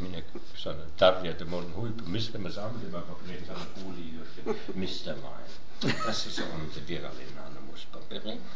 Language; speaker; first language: Finnish; non-native, learner; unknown